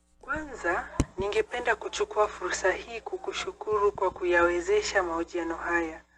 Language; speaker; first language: Swahili; non-native, local second language; Kikuyu